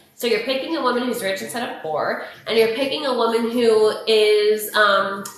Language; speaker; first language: English; native; English